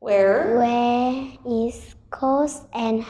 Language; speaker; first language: English; non-native, learner; Vietnamese